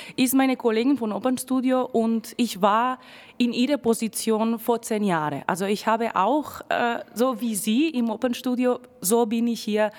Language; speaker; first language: German; non-native, fluent; Spanish